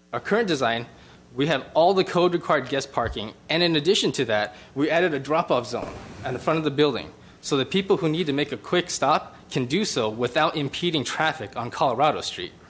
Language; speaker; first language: English; native; English